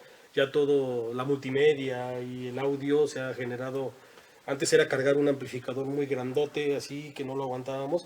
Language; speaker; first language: Spanish; native; Spanish